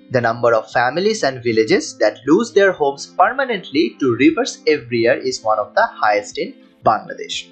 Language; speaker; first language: English; non-native, local second language; Bangla